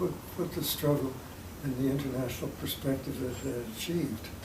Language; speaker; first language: English; native; English